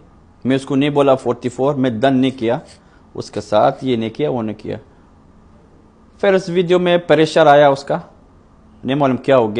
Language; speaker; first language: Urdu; non-native, learner; Arabic